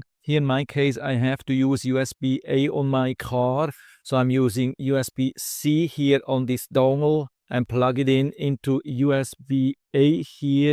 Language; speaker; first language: English; non-native, fluent; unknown